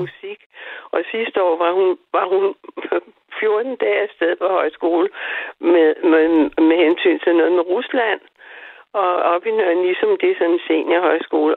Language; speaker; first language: Danish; native; Danish